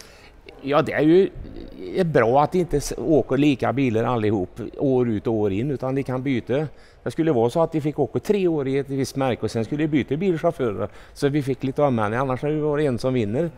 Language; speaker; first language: Swedish; native; Swedish